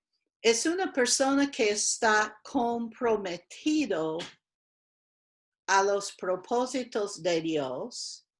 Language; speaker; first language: Spanish; non-native, fluent; English